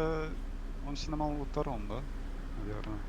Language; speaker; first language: Russian; non-native, learner; English